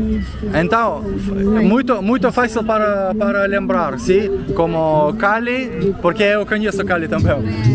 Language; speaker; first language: Portuguese; non-native, learner; Russian